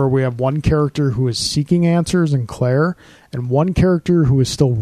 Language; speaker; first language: English; native; English